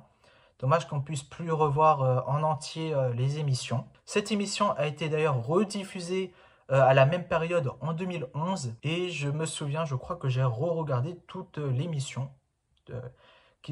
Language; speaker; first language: French; native; French